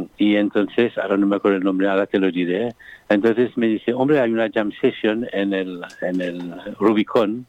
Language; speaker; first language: Spanish; non-native, fluent; Morisyen